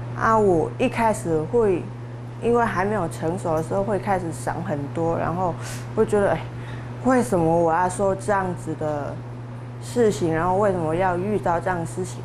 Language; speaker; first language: Chinese; non-native, fluent; Vietnamese